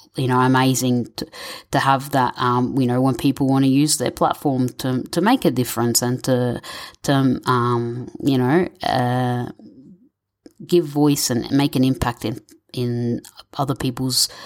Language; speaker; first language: English; native; English